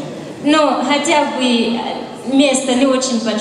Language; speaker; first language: Russian; non-native, learner; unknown